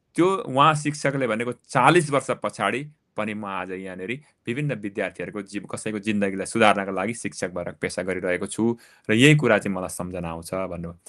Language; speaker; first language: Nepali; native; Nepali